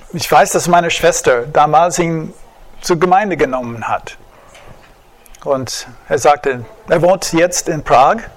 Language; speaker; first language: German; non-native, fluent; English